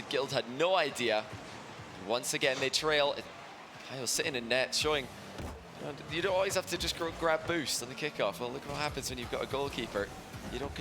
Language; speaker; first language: English; native; English